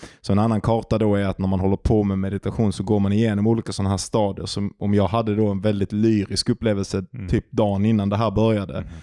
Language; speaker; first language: Swedish; native; Swedish